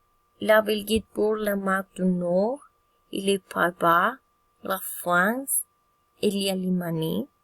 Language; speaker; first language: French; non-native, learner; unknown